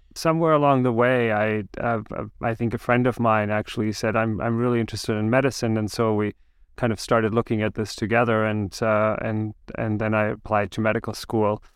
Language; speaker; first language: English; early bilingual, other home language; German